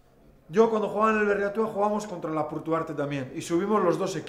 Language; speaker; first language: Spanish; native; Spanish